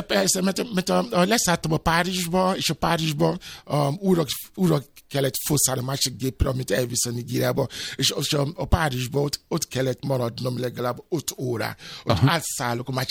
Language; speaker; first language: Hungarian; non-native, fluent; Yoruba